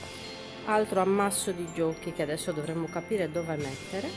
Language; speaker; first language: Italian; native; Italian